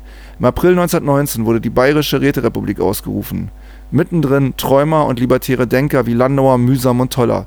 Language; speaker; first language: German; native; German